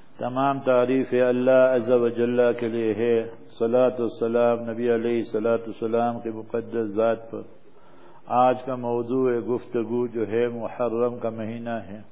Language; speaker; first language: Urdu; non-native, fluent; English